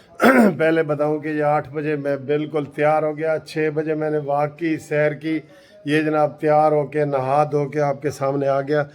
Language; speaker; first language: Urdu; native; Urdu